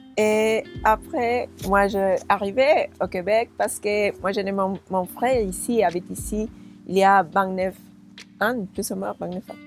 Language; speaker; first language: French; non-native, learner; Spanish